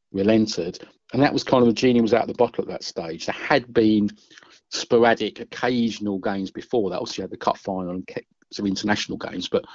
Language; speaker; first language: English; native; English